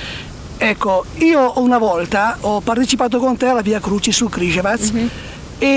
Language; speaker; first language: Italian; native; Italian